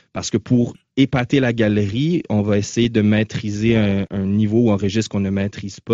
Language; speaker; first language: French; native; French